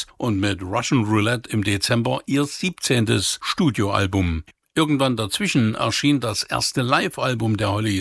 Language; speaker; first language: German; native; German